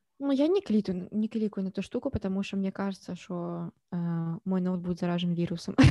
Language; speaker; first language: Ukrainian; non-native, local second language; Russian